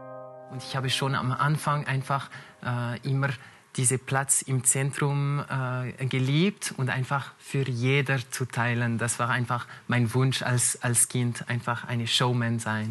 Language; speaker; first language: German; non-native, local second language; French